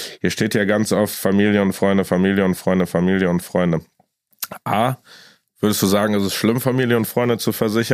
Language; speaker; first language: German; native; German